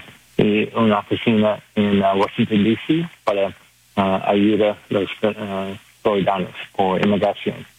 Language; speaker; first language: Spanish; non-native, learner; English